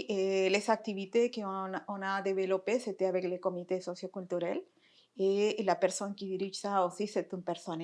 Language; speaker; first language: French; non-native, fluent; Spanish